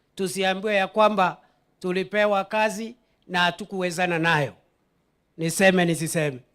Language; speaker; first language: Swahili; non-native, local second language; Meru